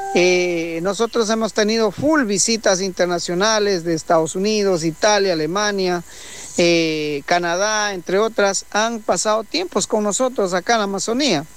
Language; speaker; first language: Spanish; native; Spanish